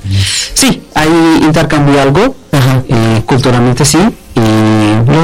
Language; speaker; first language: Spanish; non-native, learner; Bangla